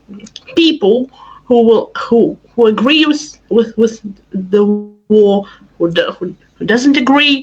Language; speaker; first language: English; non-native, fluent; Russian